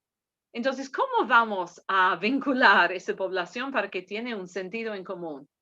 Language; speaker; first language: Spanish; non-native, fluent; English